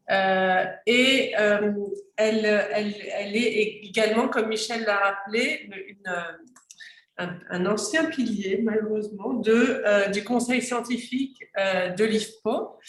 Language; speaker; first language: French; native; French